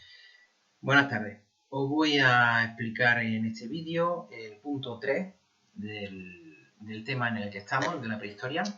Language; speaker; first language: Spanish; native; Spanish